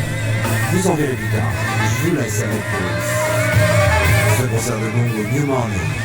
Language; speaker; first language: French; native; French